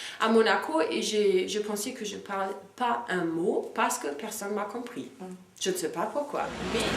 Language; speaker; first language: French; non-native, fluent; German